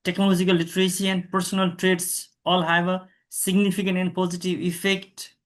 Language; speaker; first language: English; non-native, local second language; Nepali